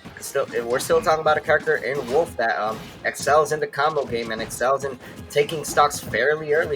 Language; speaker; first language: English; native; English